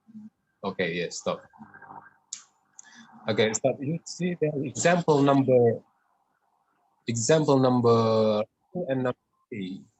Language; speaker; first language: English; non-native, learner; Indonesian